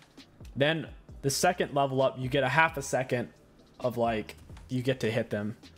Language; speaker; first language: English; native; English